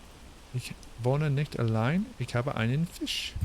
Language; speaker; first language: German; non-native, learner; English